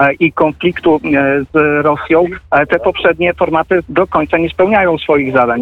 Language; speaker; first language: Polish; native; Polish